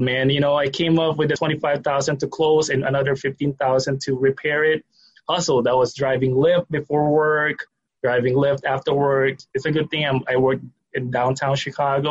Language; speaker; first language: English; non-native, local second language; Filipino